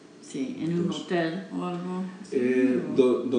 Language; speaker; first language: Spanish; non-native, learner; English